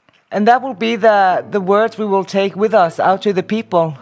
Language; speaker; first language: English; non-native, fluent; Norwegian